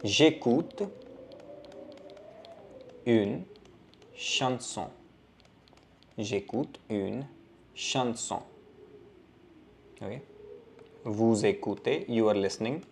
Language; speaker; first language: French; non-native, fluent; Hindi